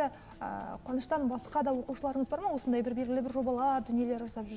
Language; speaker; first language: Kazakh; native; Kazakh